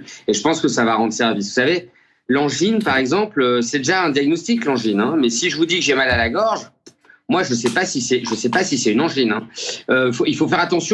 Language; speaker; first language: French; native; French